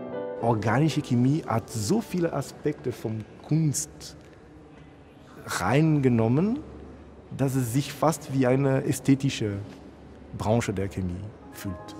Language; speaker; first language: German; non-native, fluent; Portuguese